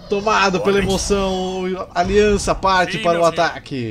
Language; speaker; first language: Portuguese; native; Portuguese